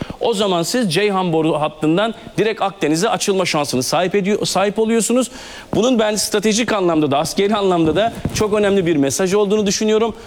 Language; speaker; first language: Turkish; native; Turkish